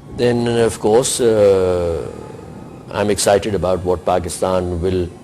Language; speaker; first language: English; non-native, local second language; Urdu